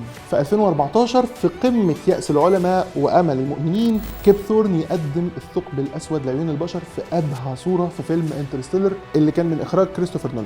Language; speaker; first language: Arabic; native; Arabic